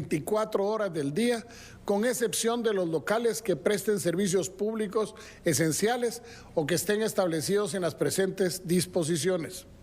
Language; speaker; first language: Spanish; native; Spanish